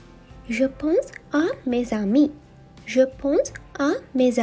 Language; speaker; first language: French; non-native, learner; Sinhala